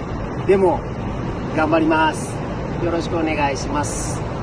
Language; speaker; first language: Japanese; non-native, learner; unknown